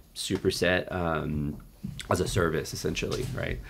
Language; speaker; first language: English; native; English